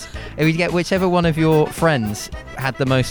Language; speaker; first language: English; native; English